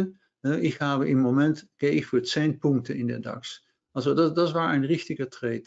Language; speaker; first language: German; non-native, learner; Dutch